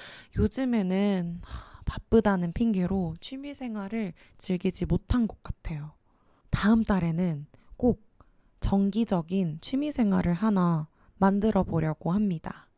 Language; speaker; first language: Korean; native; Korean